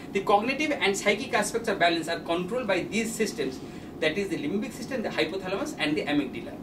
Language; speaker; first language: English; non-native, local second language; Bangla